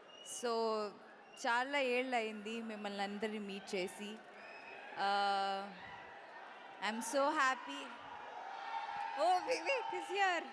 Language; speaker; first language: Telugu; non-native, learner; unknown